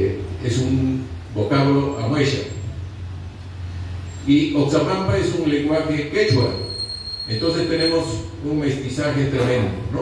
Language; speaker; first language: Spanish; native; Spanish